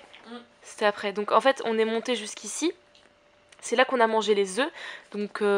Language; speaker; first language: French; native; French